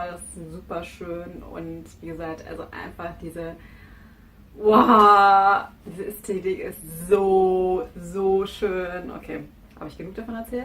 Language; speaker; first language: German; native; German